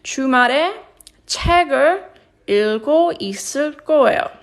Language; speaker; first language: Korean; non-native, fluent; English